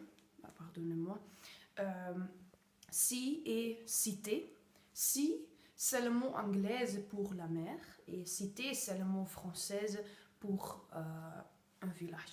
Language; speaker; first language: French; non-native, learner; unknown